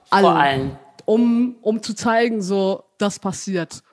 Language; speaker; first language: German; early bilingual, heritage; German